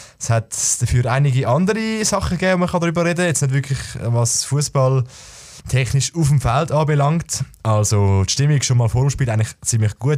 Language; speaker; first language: German; native; German